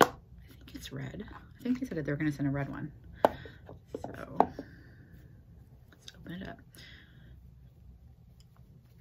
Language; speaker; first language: English; native; English